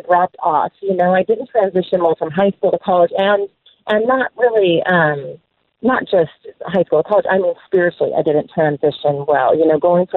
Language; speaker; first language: English; native; English